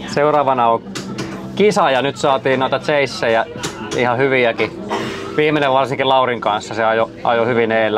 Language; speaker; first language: Finnish; native; Finnish